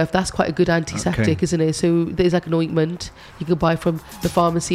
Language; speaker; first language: English; native; English